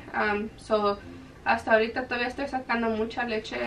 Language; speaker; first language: Spanish; early bilingual, heritage; Spanish